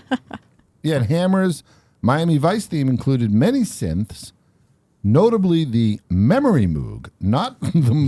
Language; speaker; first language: English; native; English